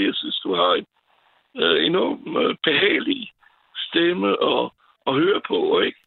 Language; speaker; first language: Danish; non-native, fluent; French